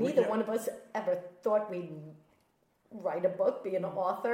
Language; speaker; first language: English; native; English